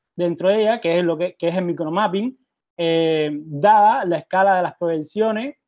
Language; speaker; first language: Spanish; native; Spanish